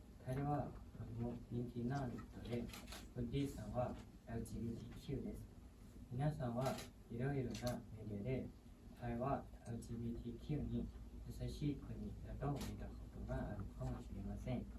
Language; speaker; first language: Japanese; non-native, learner; Thai